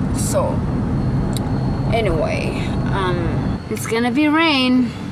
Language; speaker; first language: English; non-native, fluent; Indonesian